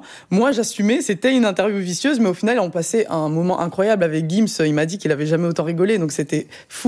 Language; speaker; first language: French; native; French